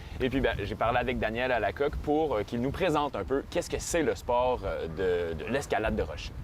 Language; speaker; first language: French; native; French